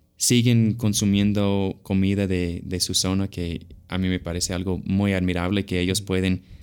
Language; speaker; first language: Spanish; non-native, fluent; English